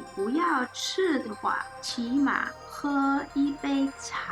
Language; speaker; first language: Chinese; non-native, learner; English